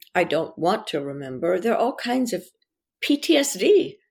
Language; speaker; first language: English; early bilingual, other home language; French